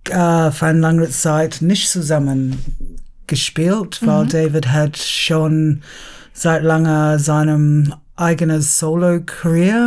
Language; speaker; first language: German; non-native, learner; English